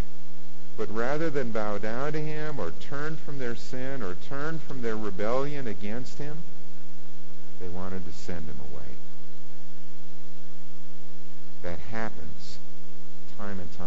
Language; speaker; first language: English; native; English